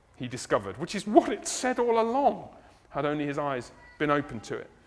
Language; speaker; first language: English; native; English